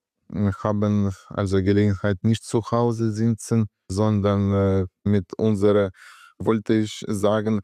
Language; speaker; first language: German; non-native, learner; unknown